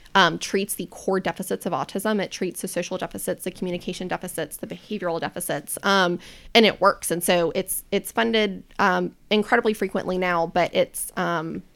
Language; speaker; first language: English; native; English